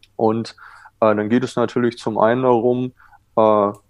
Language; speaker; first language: German; native; German